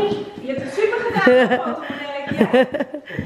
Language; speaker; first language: Dutch; native; Dutch